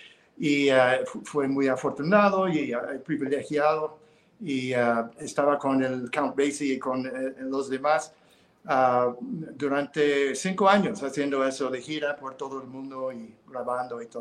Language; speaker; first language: Spanish; non-native, fluent; English